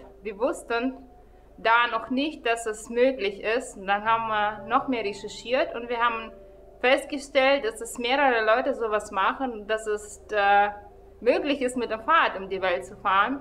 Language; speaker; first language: German; non-native, fluent; Russian